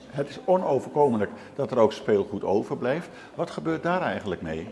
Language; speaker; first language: Dutch; native; Dutch